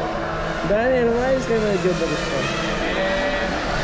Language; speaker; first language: Hebrew; native; Hebrew